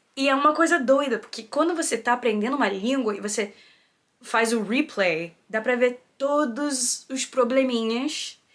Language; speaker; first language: Portuguese; early bilingual, heritage; Portuguese